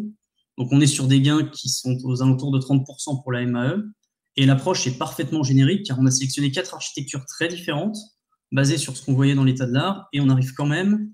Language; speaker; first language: French; native; French